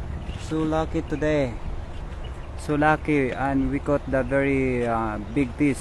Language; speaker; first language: English; non-native, learner; Filipino